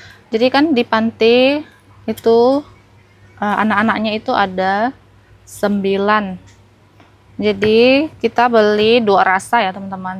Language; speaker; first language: Indonesian; native; Indonesian